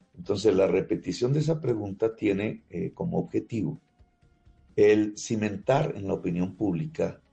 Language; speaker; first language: Spanish; native; Spanish